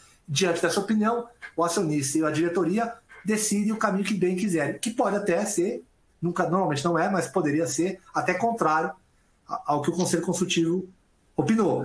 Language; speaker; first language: Portuguese; native; Portuguese